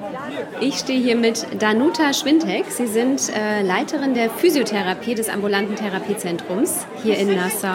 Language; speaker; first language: German; native; German